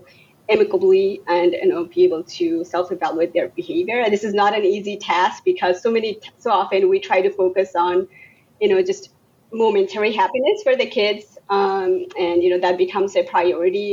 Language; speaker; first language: English; non-native, local second language; Bangla